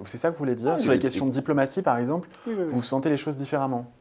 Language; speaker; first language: French; native; French